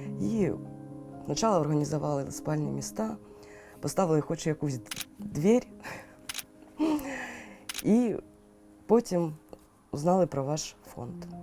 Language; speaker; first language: Ukrainian; non-native, local second language; Russian